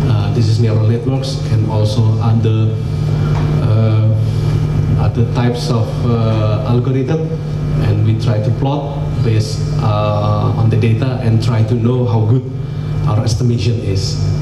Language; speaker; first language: English; non-native, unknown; Indonesian